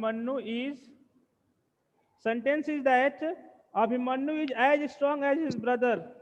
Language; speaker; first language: English; non-native, local second language; Hindi